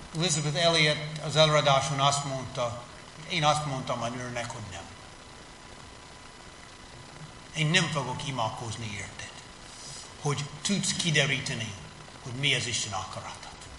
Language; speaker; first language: Hungarian; non-native, fluent; English